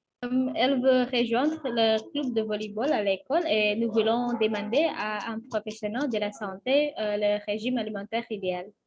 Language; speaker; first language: French; non-native, learner; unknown